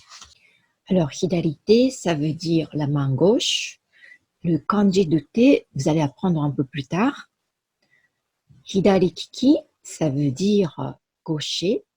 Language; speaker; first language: French; non-native, fluent; Japanese